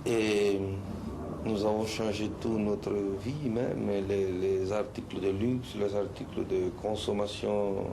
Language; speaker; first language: French; non-native, fluent; Spanish